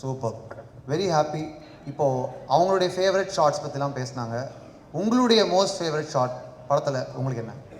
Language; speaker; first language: Tamil; native; Tamil